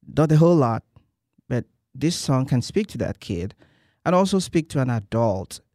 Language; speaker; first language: English; non-native, local second language; Igbo